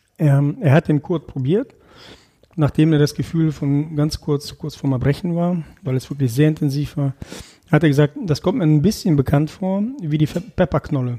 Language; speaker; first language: German; early bilingual, other home language; Russian